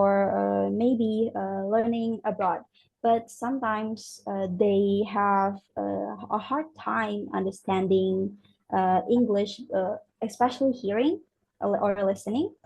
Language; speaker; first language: English; non-native, fluent; Indonesian